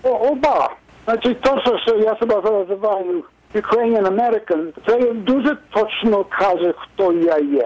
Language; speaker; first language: Ukrainian; early bilingual, heritage; Ukrainian